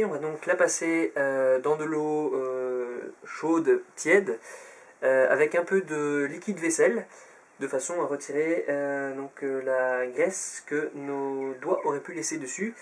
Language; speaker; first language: French; native; French